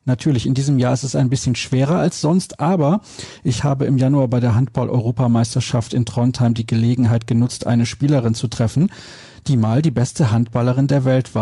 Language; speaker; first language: German; native; German